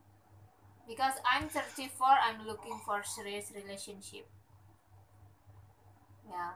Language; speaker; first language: English; non-native, learner; Indonesian